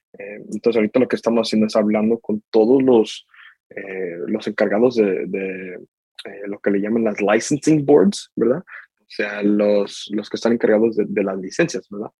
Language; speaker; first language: Spanish; early bilingual, heritage; Spanish